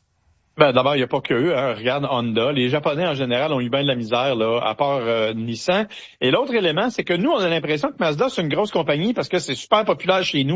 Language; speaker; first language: French; native; French